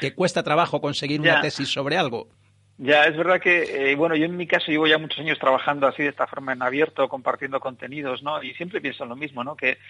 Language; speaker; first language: Spanish; native; Spanish